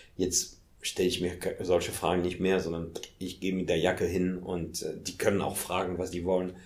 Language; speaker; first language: German; non-native, fluent; French